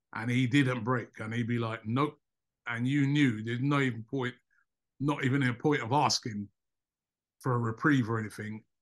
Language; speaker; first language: English; native; English